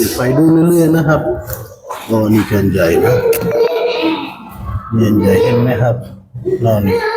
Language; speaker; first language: Thai; native; Thai